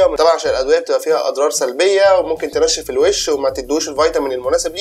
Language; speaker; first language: Arabic; native; Arabic